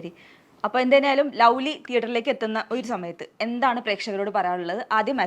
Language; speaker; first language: Malayalam; native; Malayalam